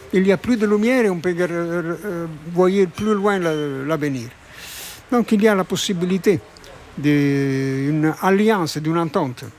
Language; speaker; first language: French; non-native, fluent; Italian